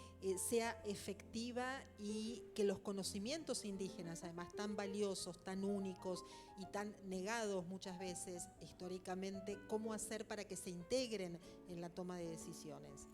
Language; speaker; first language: Spanish; native; Spanish